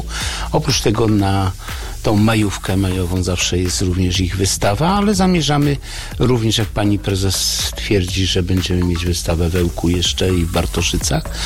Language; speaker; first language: Polish; native; Polish